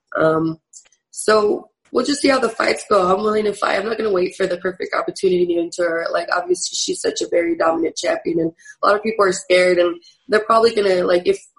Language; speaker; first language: English; native; English